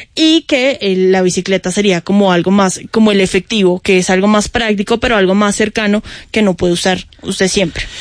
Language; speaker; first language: Spanish; native; Spanish